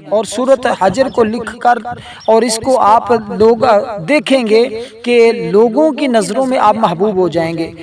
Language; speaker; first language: Urdu; non-native, local second language; Punjabi